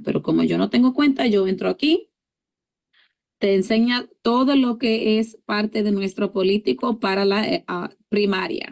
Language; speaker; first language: Spanish; early bilingual, heritage; English